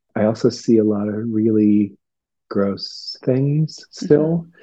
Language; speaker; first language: English; non-native, local second language; Cantonese